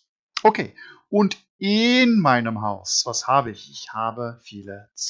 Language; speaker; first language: German; non-native, fluent; English